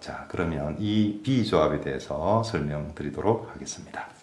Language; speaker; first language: Korean; native; Korean